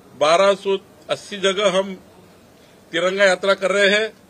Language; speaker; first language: Hindi; non-native, local second language; Marathi